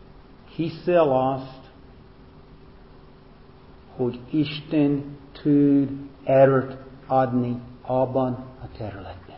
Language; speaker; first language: Hungarian; non-native, fluent; English